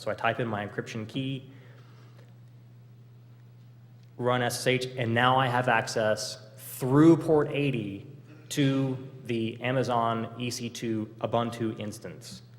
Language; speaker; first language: English; native; English